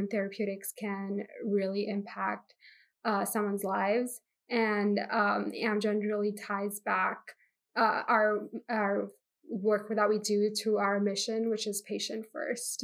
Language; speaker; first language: English; non-native, local second language; Hindi